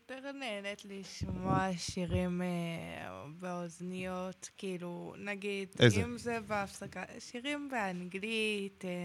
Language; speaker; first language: Hebrew; native; Hebrew